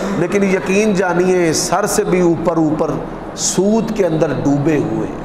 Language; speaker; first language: Urdu; non-native, local second language; Punjabi